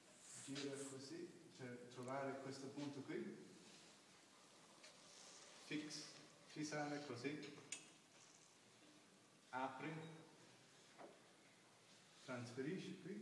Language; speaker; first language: Italian; non-native, learner; English